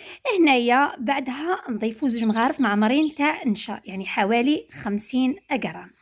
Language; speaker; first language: Arabic; native; Arabic